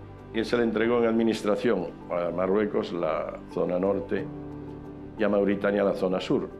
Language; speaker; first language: Spanish; native; Spanish